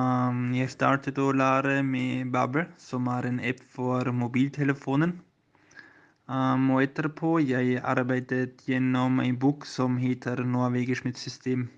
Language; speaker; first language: Norwegian; non-native, learner; German